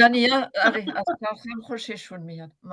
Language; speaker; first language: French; native; French